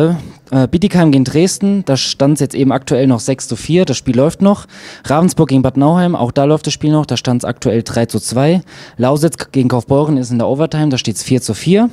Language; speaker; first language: German; native; German